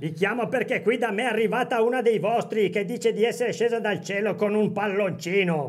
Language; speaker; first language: Italian; native; Italian